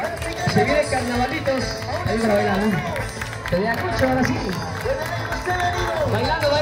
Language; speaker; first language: Spanish; native; Spanish